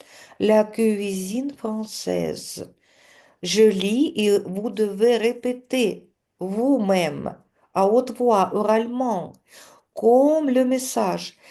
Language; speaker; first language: French; non-native, fluent; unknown